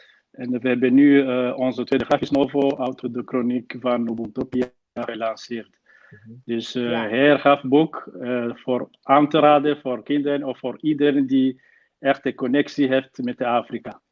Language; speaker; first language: Dutch; non-native, fluent; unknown